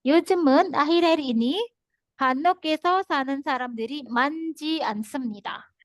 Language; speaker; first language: Korean; non-native, fluent; Indonesian